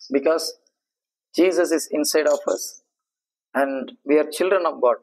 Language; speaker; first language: English; non-native, local second language; Tamil